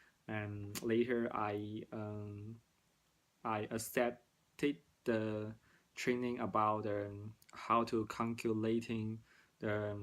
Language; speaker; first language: English; non-native, learner; Cantonese